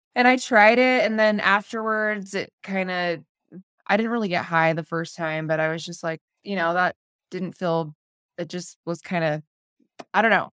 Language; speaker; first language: English; native; English